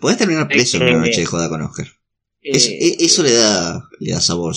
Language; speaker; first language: Spanish; native; Spanish